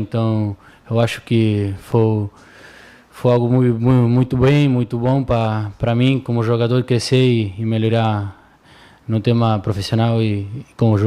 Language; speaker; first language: Portuguese; non-native, learner; Spanish